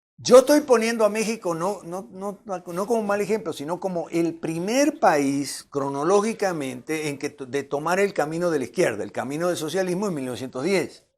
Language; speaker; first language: Spanish; native; Spanish